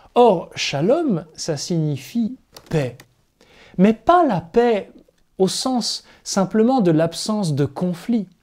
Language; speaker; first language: French; native; French